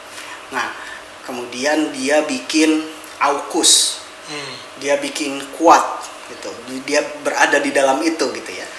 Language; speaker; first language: Indonesian; native; Indonesian